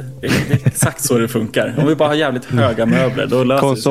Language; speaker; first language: Swedish; native; Swedish